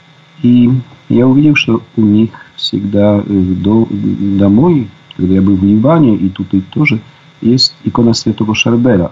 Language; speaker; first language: Russian; non-native, fluent; Polish